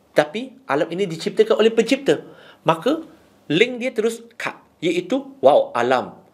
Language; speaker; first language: Malay; non-native, local second language; Chinese